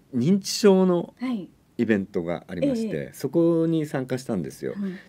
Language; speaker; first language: Japanese; native; Japanese